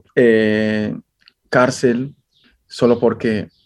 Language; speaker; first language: Spanish; non-native, fluent; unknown